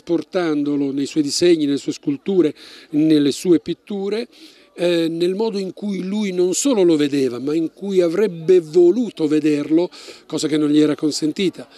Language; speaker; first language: Italian; native; Italian